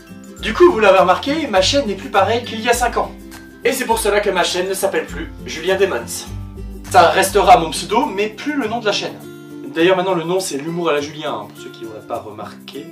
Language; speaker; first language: French; native; French